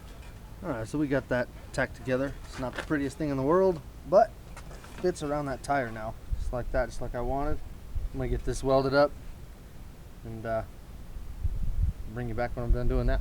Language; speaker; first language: English; native; English